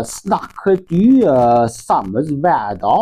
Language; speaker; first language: Norwegian; non-native, learner; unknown